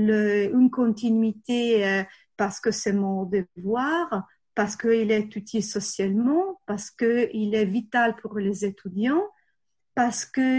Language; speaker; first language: French; non-native, fluent; Italian